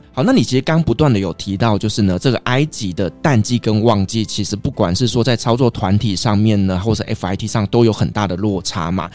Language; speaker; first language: Chinese; native; Chinese